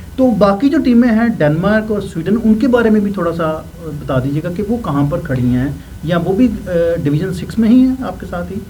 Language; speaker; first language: Urdu; non-native, local second language; Punjabi